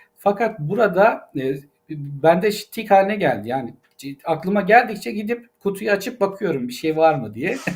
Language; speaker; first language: Turkish; native; Turkish